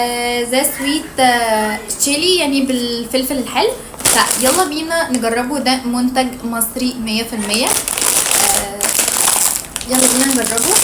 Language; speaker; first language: Arabic; native; Arabic